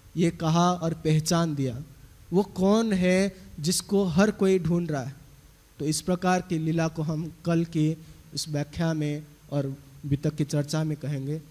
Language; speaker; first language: Hindi; native; Hindi